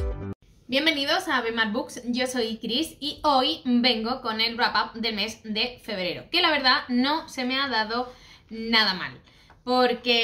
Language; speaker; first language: Spanish; native; Spanish